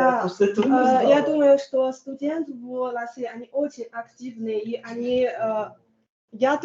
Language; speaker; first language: Russian; non-native, learner; Chinese